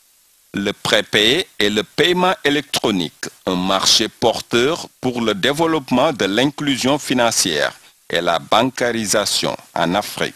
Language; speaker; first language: French; non-native, local second language; Wolof